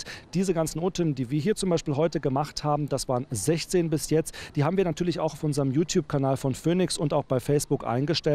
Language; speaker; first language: German; native; German